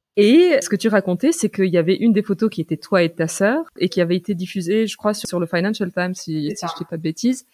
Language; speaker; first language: French; native; French